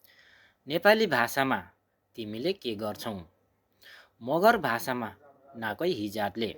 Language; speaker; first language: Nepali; non-native, local second language; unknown